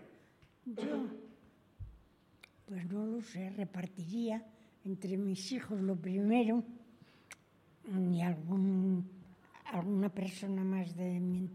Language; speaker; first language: Spanish; native; Spanish